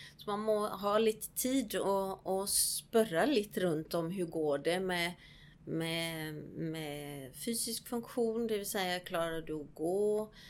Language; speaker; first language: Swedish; native; Swedish